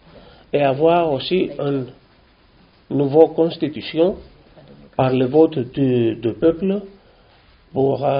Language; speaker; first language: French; non-native, learner; Greek